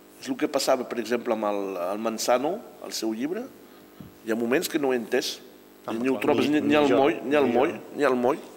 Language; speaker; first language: Catalan; non-native, local second language; French